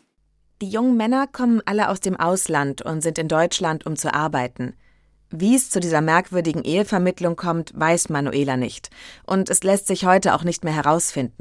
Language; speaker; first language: German; native; German